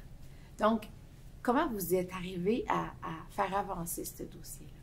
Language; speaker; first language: French; native; French